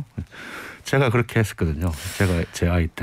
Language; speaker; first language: Korean; native; Korean